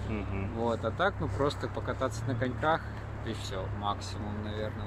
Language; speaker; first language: Russian; native; Russian